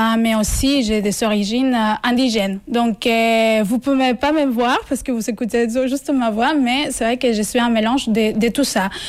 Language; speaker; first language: French; non-native, fluent; Spanish